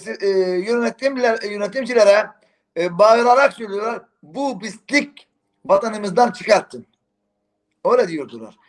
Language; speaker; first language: Turkish; non-native, fluent; Arabic